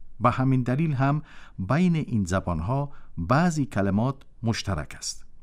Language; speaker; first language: Persian; native; Persian